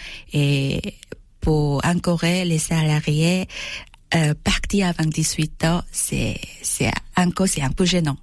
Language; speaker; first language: French; non-native, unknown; Korean